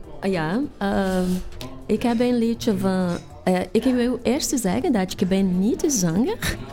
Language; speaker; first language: Dutch; non-native, learner; Portuguese